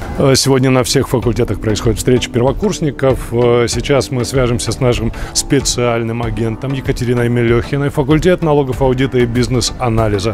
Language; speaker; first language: Russian; native; Russian